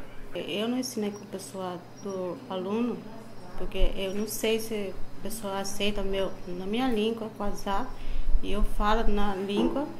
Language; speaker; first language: Portuguese; non-native, local second language; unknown